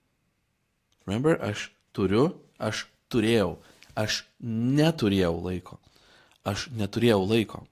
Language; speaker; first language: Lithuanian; non-native, fluent; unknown